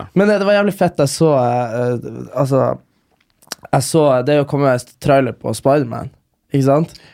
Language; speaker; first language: Norwegian; native; Norwegian